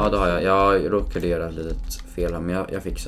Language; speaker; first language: Swedish; native; Swedish